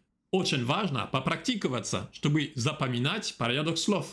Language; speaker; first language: Russian; non-native, fluent; French